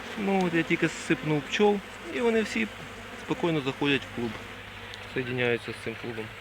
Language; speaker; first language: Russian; non-native, local second language; Ukrainian